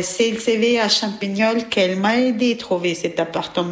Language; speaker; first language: French; non-native, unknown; Albanian